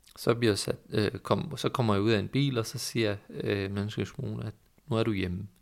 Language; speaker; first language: Danish; early bilingual, other home language; Persian